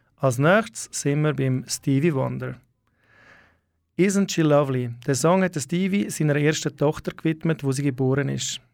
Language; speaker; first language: German; native; German